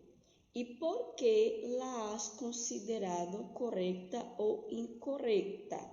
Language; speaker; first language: Spanish; non-native, fluent; Portuguese